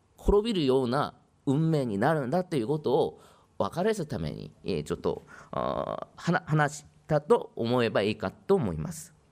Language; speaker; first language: Japanese; non-native, fluent; Korean